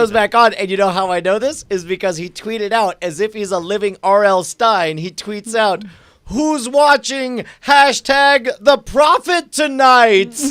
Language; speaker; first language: English; native; English